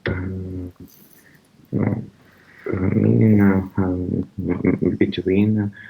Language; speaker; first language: English; non-native, learner; Russian